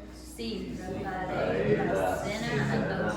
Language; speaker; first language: Spanish; non-native, learner; English